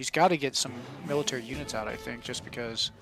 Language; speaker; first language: English; native; English